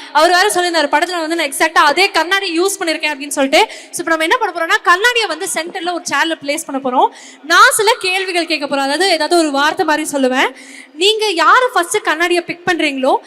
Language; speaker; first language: Tamil; native; Tamil